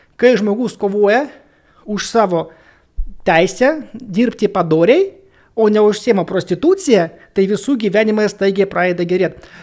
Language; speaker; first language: Lithuanian; non-native, local second language; Russian